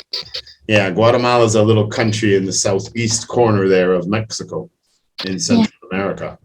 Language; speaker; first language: English; non-native, fluent; French